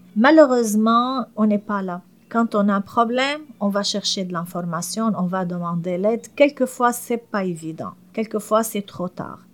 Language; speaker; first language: French; non-native, fluent; Arabic